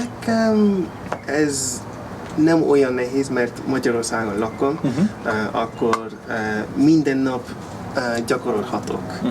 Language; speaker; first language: Hungarian; non-native, learner; English